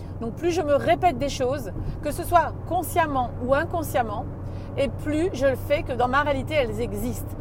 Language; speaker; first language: French; native; French